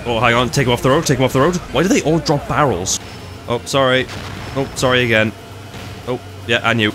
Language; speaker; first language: English; native; English